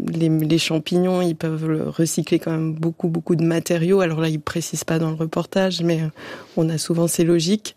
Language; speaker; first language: French; native; French